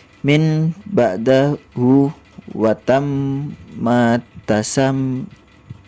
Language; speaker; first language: Arabic; non-native, learner; Indonesian